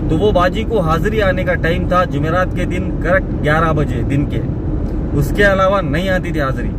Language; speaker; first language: Hindi; native; Hindi